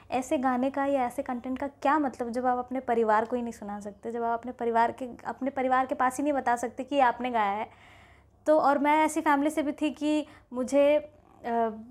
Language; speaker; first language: Hindi; native; Hindi